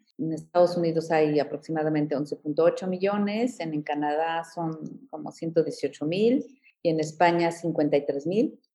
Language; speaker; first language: Spanish; early bilingual, heritage; Spanish